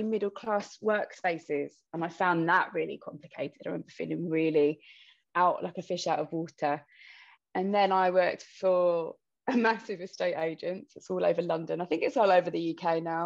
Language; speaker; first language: English; native; English